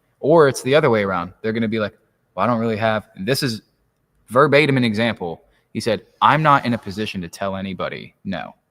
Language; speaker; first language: English; native; English